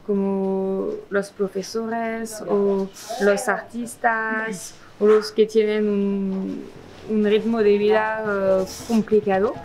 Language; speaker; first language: Spanish; non-native, fluent; French